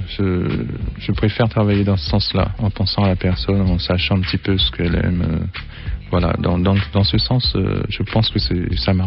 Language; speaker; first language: French; native; French